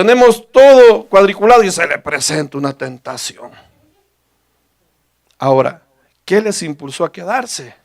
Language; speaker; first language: Spanish; native; Spanish